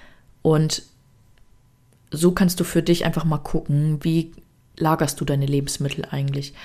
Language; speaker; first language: German; native; German